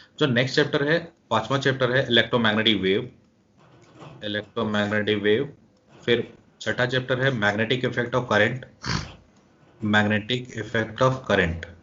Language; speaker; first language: Hindi; native; Hindi